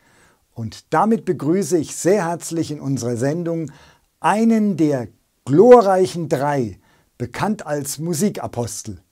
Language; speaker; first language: German; native; German